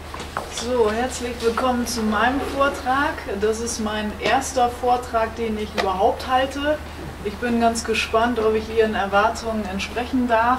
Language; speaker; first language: German; native; German